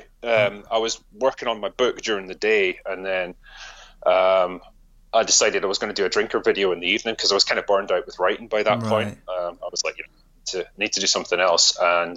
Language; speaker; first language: English; native; English